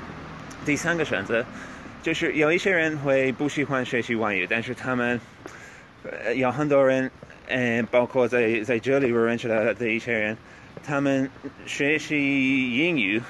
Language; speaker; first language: Chinese; non-native, fluent; English